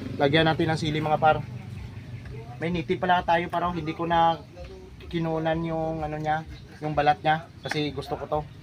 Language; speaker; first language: Filipino; non-native, local second language; Hiligaynon